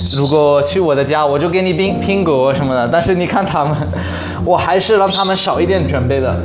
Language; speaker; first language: Chinese; non-native, fluent; Arabic